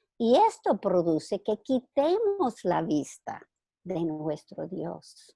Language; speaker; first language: Spanish; non-native, fluent; English